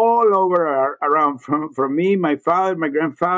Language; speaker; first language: English; non-native, fluent; Spanish